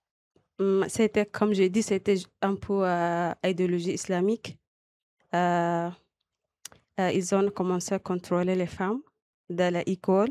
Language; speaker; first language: French; non-native, learner; Arabic